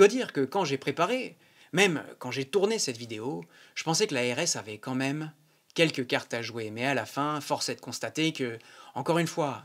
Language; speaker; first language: French; native; French